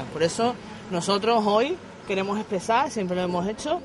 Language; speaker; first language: Spanish; native; Spanish